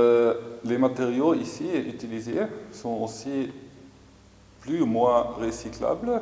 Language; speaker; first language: French; non-native, fluent; German